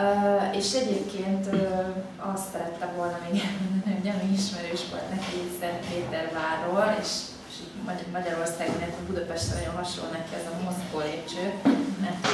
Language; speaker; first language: Hungarian; native; Hungarian